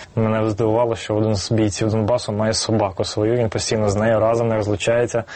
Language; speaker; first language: Ukrainian; native; Ukrainian